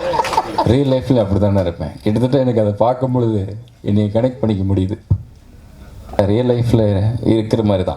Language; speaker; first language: Tamil; native; Tamil